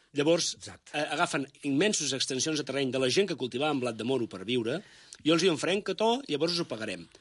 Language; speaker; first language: Catalan; native; Catalan